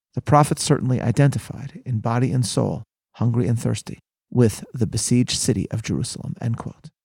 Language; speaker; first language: English; native; English